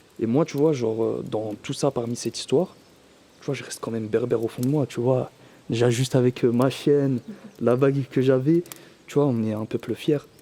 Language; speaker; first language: French; early bilingual, other home language; Kabyle